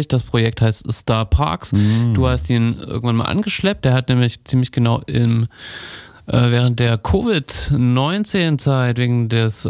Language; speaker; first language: German; native; German